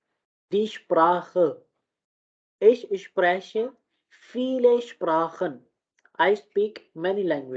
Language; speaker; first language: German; non-native, fluent; Urdu